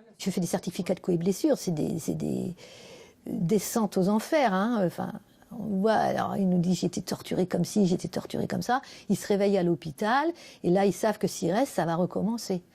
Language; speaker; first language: French; native; French